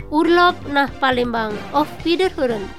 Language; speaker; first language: German; non-native, fluent; Indonesian